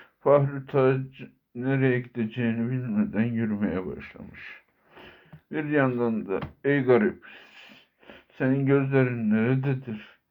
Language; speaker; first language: Turkish; native; Turkish